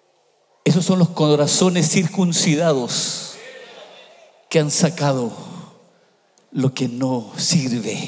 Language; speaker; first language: Spanish; native; Spanish